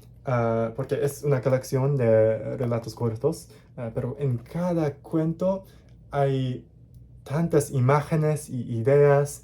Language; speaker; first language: Spanish; non-native, learner; English